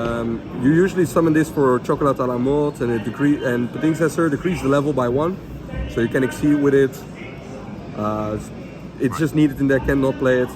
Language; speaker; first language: English; non-native, fluent; Dutch